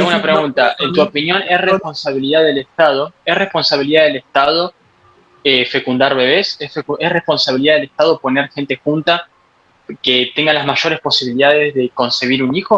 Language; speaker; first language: Spanish; native; Spanish